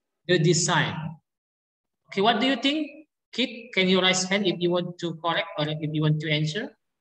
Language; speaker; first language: English; non-native, learner; Indonesian